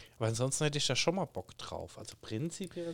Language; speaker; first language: German; native; German